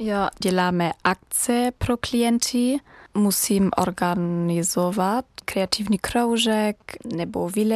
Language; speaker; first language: Czech; non-native, learner; German